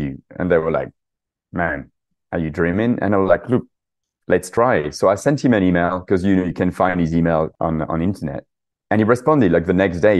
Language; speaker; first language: English; non-native, fluent; French